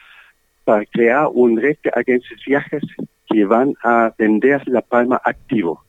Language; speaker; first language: Spanish; non-native, learner; German